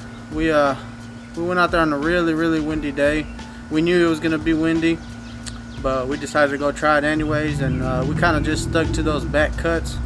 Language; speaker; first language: English; native; English